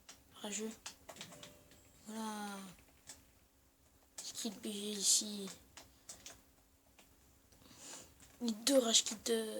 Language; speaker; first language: French; native; French